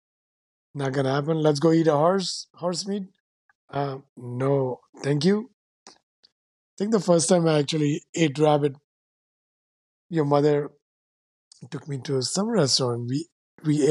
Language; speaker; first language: English; non-native, local second language; Sindhi